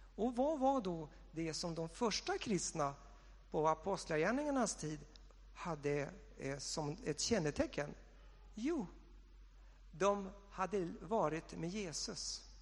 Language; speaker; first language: Swedish; native; Swedish